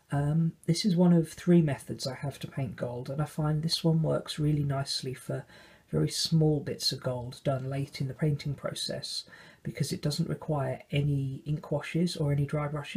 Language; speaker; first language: English; native; English